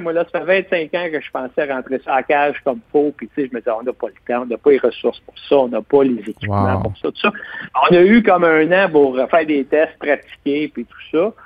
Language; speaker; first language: French; native; French